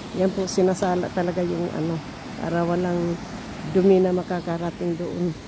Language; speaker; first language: Filipino; non-native, local second language; Cebuano